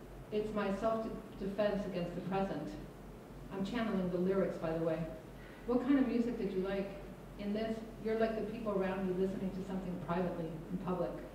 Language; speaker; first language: English; non-native, fluent; Spanish